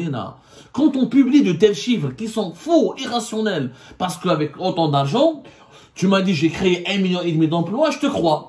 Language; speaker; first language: French; non-native, local second language; Arabic